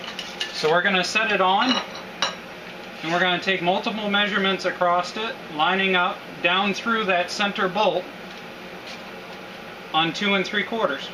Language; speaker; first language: English; native; English